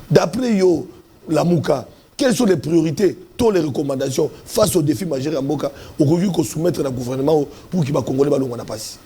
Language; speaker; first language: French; non-native, local second language; Lingala